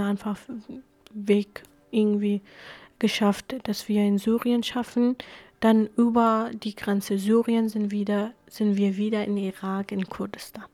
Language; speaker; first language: German; non-native, fluent; Kurdish